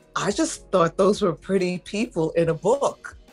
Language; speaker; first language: English; native; English